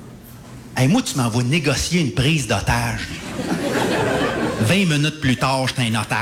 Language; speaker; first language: French; native; French